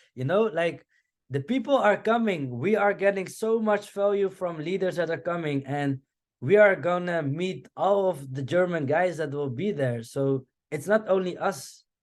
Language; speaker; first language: English; non-native, fluent; Dutch